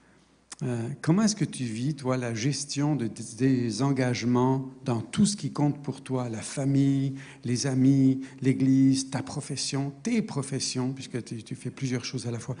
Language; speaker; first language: French; native; French